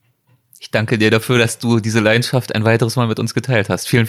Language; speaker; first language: German; native; German